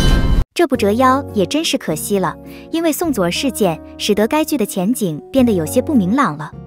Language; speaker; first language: Chinese; native; Chinese